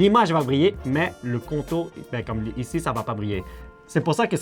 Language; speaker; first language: French; native; French